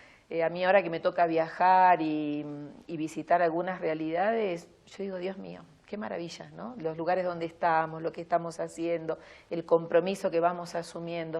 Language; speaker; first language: Spanish; native; Spanish